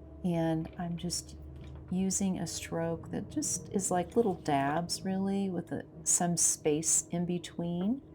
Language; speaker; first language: English; native; English